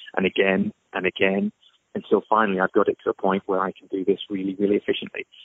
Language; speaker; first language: English; native; English